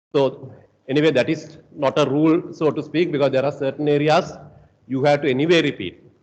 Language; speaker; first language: English; non-native, local second language; Sinhala